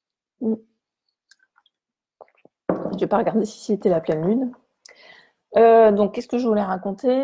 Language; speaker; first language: French; native; French